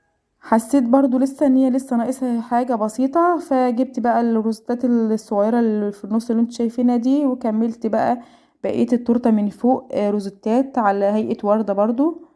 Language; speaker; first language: Arabic; native; Arabic